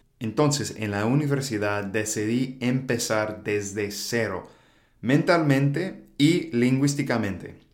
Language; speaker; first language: Spanish; non-native, fluent; English